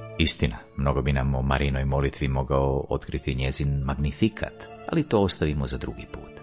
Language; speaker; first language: Croatian; native; Croatian